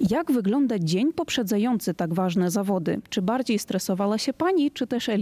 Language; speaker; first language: Polish; native; Polish